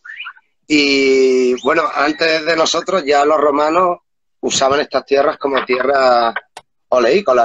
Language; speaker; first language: Spanish; native; Spanish